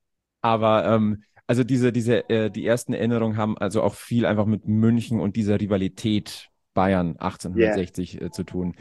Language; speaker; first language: German; native; German